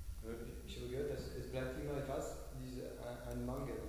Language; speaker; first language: German; non-native, learner; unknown